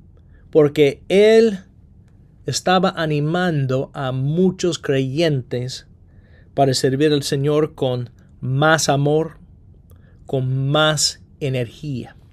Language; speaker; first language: Spanish; non-native, fluent; English